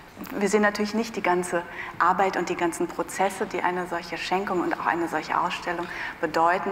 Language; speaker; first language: German; native; German